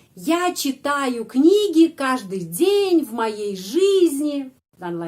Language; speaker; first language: Russian; non-native, fluent; Indonesian